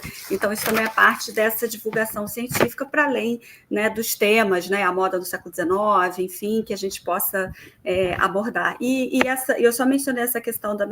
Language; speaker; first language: Portuguese; native; Portuguese